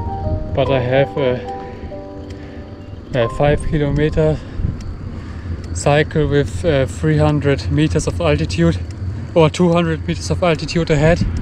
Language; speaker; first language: English; non-native, fluent; German